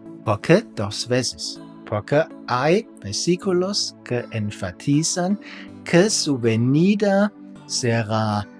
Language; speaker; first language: Spanish; non-native, fluent; German